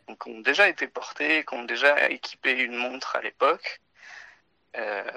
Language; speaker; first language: French; native; French